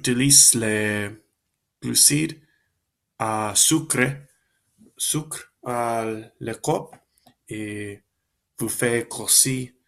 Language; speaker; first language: French; non-native, learner; Spanish